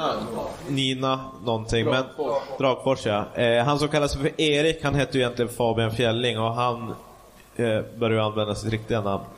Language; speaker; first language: Swedish; native; Swedish